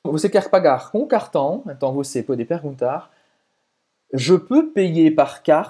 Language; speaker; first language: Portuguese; non-native, fluent; French